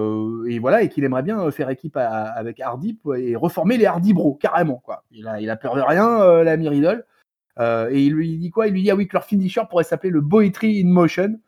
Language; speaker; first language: French; native; French